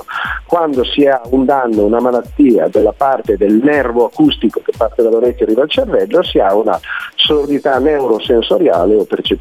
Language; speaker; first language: Italian; native; Italian